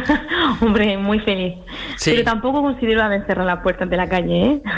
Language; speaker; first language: Spanish; early bilingual, heritage; French